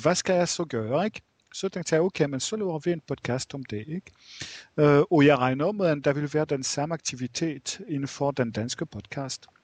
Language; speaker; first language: Danish; non-native, fluent; French